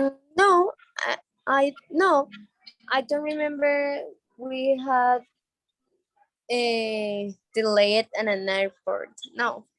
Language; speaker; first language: English; non-native, learner; Spanish